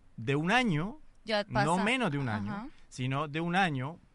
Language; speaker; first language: Spanish; native; Spanish